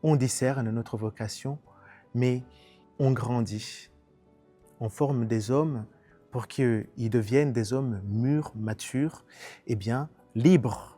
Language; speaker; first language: French; non-native, local second language; Kinyarwanda